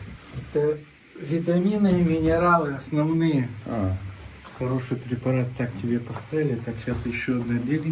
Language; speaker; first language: Russian; native; Russian